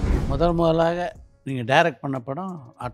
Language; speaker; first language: Tamil; native; Tamil